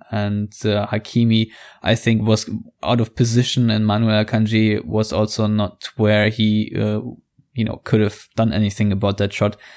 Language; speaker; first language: English; non-native, fluent; German